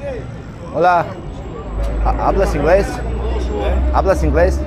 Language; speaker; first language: Spanish; non-native, learner; Serbian